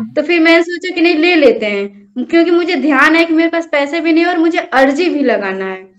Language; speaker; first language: Hindi; native; Hindi